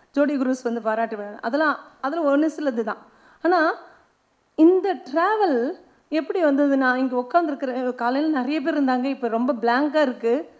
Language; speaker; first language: Tamil; non-native, local second language; Malayalam